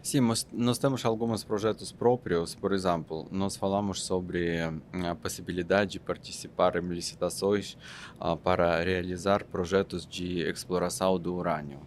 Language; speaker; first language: Portuguese; non-native, fluent; Russian